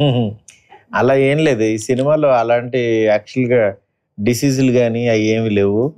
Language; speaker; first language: Telugu; native; Telugu